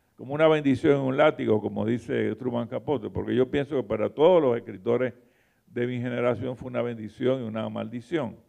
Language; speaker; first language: Spanish; native; Spanish